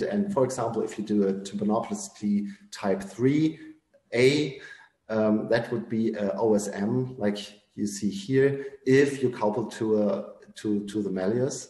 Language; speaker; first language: English; non-native, fluent; German